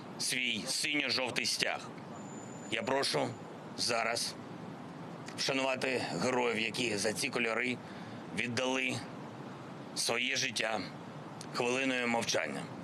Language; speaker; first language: Ukrainian; non-native, local second language; Russian